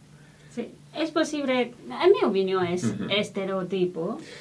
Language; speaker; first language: Spanish; non-native, learner; Chinese